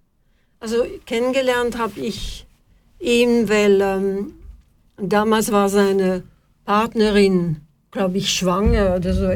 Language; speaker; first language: German; non-native, fluent; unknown